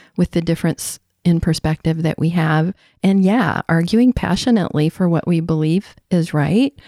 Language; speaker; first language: English; native; English